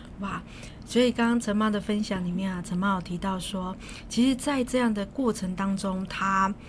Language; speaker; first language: Chinese; native; Chinese